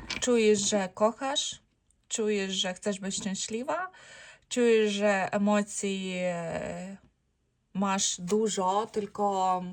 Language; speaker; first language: Polish; non-native, learner; Ukrainian